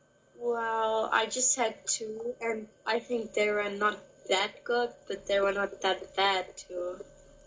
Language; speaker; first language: English; non-native, learner; Kurdish